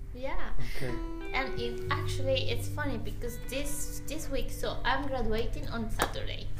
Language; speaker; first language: English; non-native, fluent; Spanish